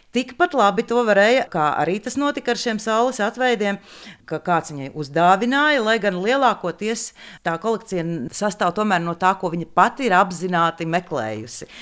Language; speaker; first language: Latvian; native; Latvian